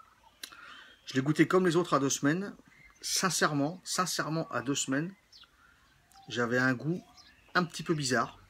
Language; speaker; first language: French; native; French